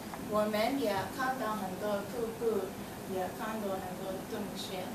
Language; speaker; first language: Chinese; non-native, learner; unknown